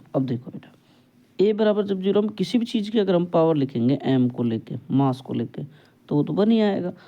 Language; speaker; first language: Hindi; native; Hindi